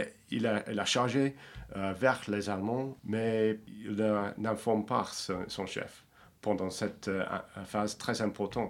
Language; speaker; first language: French; non-native, fluent; English